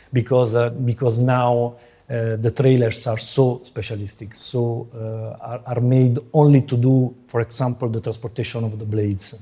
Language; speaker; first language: English; non-native, fluent; Italian